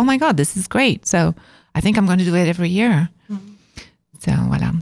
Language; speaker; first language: English; non-native, fluent; French